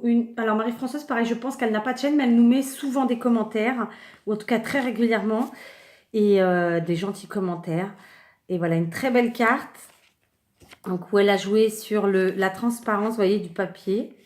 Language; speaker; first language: French; native; French